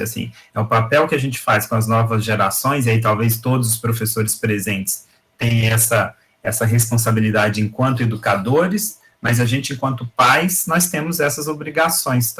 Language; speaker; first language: Portuguese; native; Portuguese